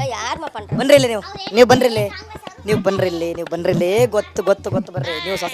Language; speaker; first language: Kannada; native; Kannada